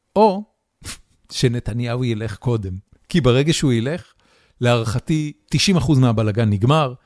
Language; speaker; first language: Hebrew; native; Hebrew